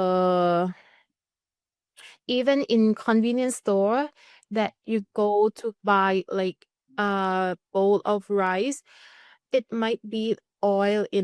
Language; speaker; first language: English; non-native, learner; Thai